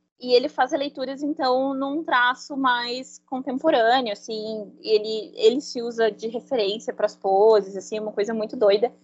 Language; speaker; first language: Portuguese; non-native, fluent; Spanish